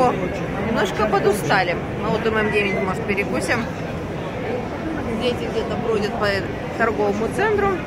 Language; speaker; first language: Russian; native; Russian